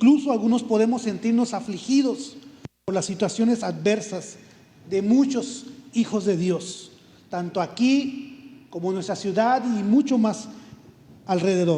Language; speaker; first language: Spanish; native; Spanish